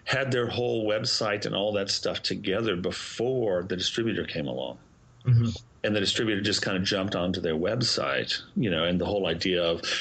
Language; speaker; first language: English; native; English